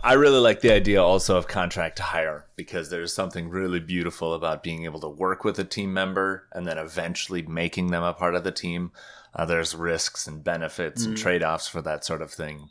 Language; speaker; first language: English; native; English